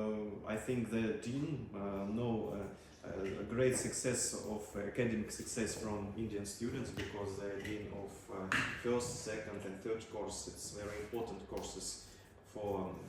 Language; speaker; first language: English; non-native, learner; Russian